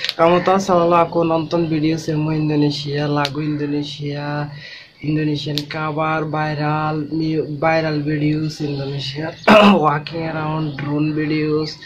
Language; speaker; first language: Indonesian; non-native, learner; Bangla